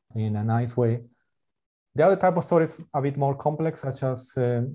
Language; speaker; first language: English; non-native, fluent; Spanish